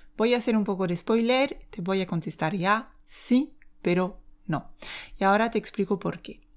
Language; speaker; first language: Spanish; non-native, fluent; French